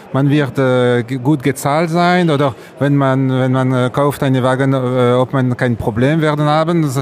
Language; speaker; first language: German; non-native, learner; French